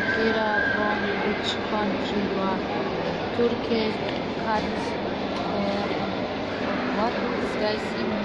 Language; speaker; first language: English; non-native, learner; Turkish